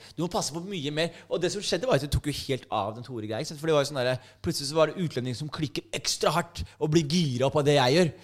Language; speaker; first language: Norwegian; native; Norwegian